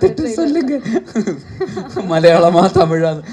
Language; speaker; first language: Tamil; non-native, learner; Malayalam